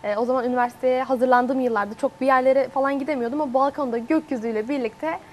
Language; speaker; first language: Turkish; native; Turkish